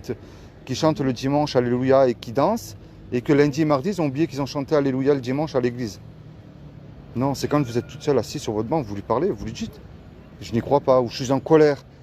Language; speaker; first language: French; native; French